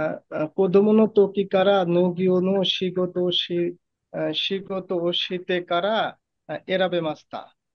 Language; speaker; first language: Japanese; non-native, learner; Bangla